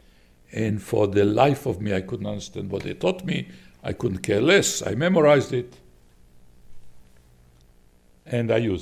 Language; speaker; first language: English; non-native, fluent; Slovak